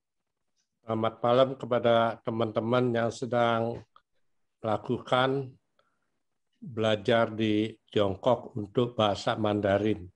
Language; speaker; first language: Indonesian; non-native, fluent; Chinese